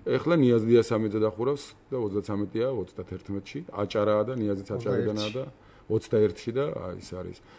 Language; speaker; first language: Georgian; native; Georgian